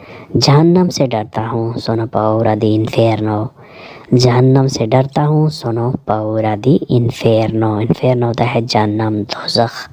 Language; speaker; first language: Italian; non-native, learner; Urdu